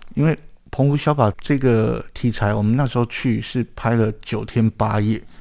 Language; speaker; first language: Chinese; native; Chinese